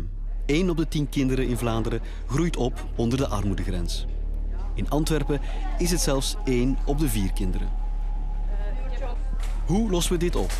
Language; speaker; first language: Dutch; native; Dutch